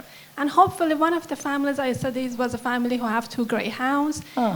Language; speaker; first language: English; non-native, fluent; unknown